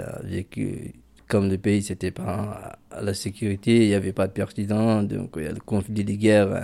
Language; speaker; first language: French; non-native, local second language; Fula